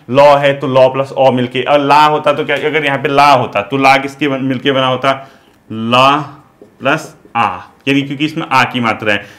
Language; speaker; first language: Hindi; native; Hindi